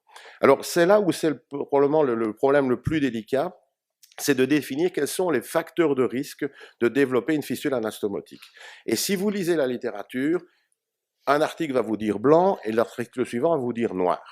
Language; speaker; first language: French; native; French